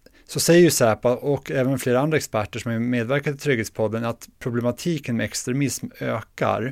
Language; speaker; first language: Swedish; native; Swedish